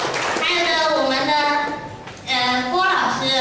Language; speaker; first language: Chinese; non-native, fluent; Lao